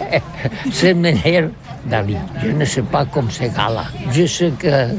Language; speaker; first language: French; non-native, learner; Catalan